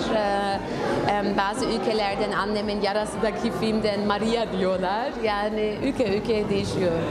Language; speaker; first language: Turkish; non-native, fluent; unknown